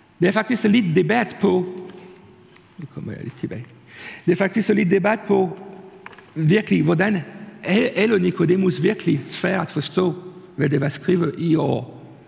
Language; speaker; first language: Danish; non-native, fluent; French